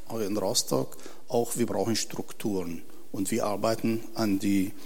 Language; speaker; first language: German; non-native, fluent; Arabic